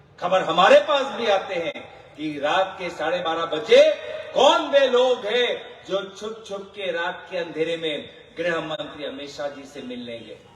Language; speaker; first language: Hindi; non-native, local second language; Assamese